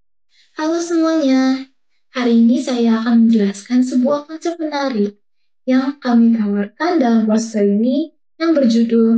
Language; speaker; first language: Indonesian; native; Indonesian